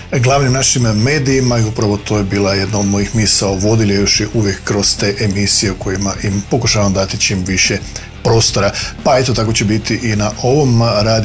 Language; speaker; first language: Croatian; native; Croatian